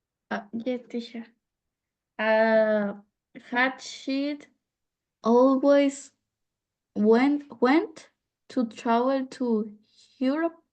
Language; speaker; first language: English; non-native, learner; Spanish